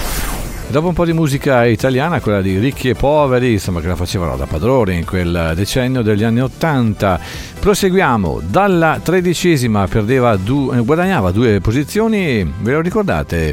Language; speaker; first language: Italian; native; Italian